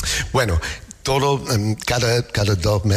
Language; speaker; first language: Spanish; non-native, learner; English